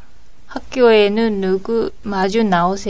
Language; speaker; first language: Korean; non-native, learner; Japanese